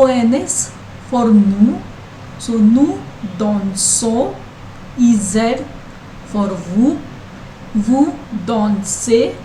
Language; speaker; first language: French; non-native, learner; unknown